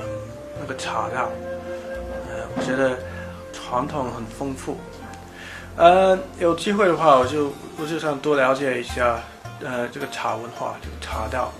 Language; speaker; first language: Chinese; non-native, fluent; English